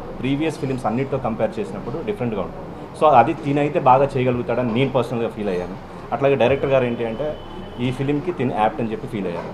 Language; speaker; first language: Telugu; native; Telugu